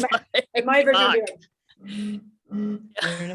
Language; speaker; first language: English; native; English